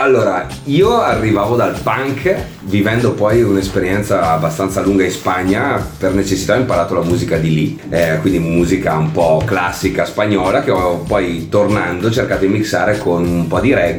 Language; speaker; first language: Italian; native; Italian